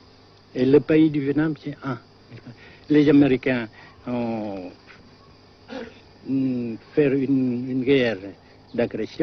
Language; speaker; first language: French; non-native, local second language; Vietnamese